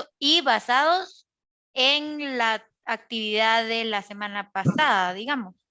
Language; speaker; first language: Spanish; native; Spanish